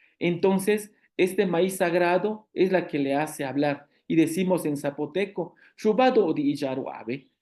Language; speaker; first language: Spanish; non-native, local second language; Zapotec